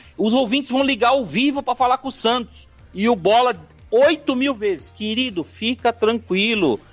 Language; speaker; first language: Portuguese; native; Portuguese